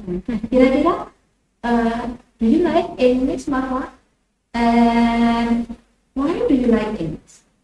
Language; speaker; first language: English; non-native, fluent; Indonesian